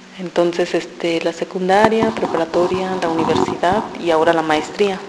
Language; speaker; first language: Spanish; non-native, local second language; Tzotzil